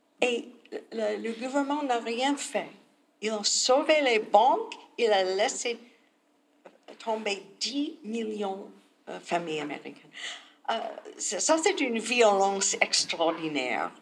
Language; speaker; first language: French; non-native, learner; English